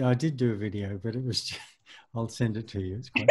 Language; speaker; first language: English; native; English